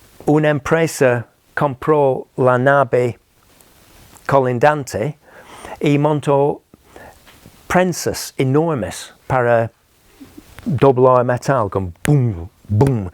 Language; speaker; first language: Spanish; non-native, fluent; English